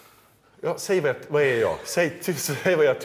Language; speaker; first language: Swedish; native; Swedish